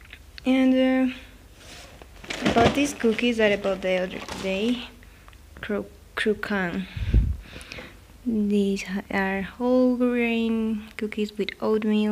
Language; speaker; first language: English; non-native, fluent; Spanish